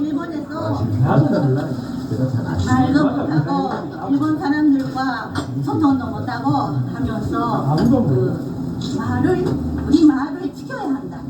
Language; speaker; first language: Korean; early bilingual, heritage; Korean